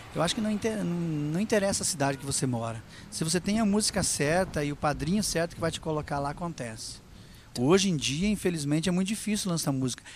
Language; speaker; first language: Portuguese; native; Portuguese